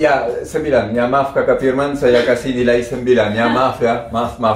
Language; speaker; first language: Indonesian; non-native, fluent; French